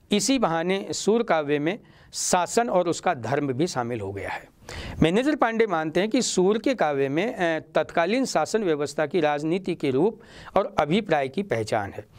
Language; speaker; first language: Hindi; native; Hindi